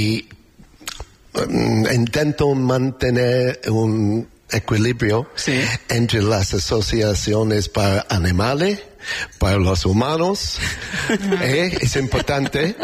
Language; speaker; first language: Spanish; non-native, learner; English